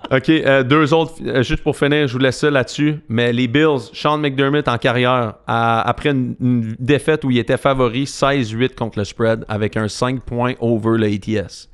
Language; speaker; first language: French; native; French